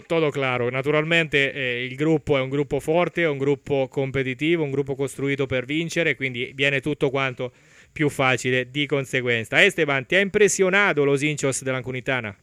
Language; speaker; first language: Italian; native; Italian